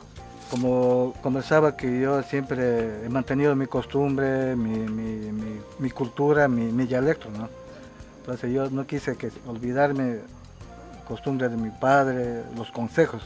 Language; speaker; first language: Spanish; non-native, local second language; Quechua